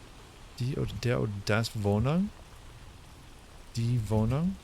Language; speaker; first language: German; non-native, learner; English